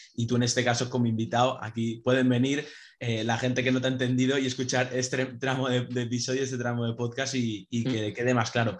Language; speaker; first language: Spanish; native; Spanish